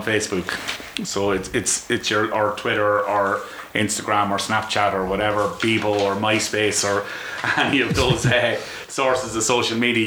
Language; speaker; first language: English; native; English